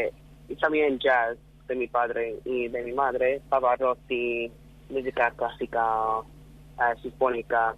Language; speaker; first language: Spanish; non-native, fluent; English